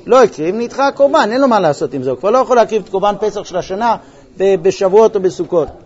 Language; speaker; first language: Hebrew; early bilingual, heritage; Hebrew